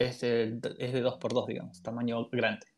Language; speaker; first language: Spanish; native; Spanish